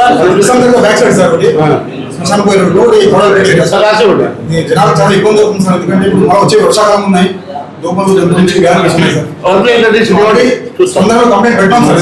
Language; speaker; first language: Telugu; native; Telugu